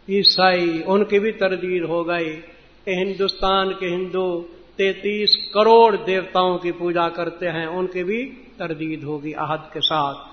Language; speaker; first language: Urdu; non-native, local second language; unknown